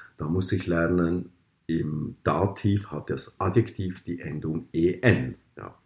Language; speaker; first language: German; native; German